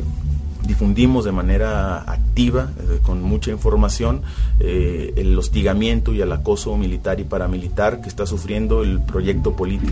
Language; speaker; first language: Spanish; native; Spanish